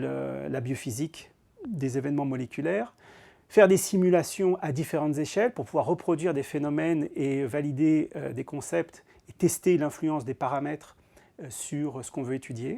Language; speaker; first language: French; native; French